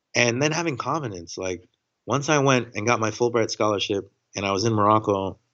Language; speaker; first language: English; native; English